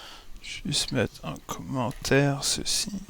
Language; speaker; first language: French; native; French